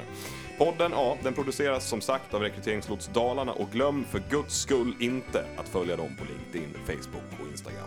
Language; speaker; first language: Swedish; native; Swedish